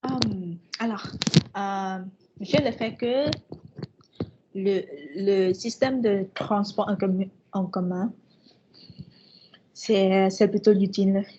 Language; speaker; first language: French; non-native, fluent; Vietnamese